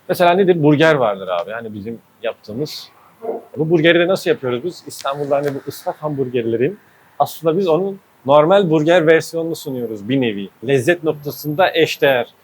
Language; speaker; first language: Turkish; native; Turkish